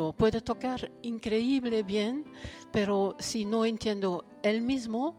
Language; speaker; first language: Spanish; non-native, fluent; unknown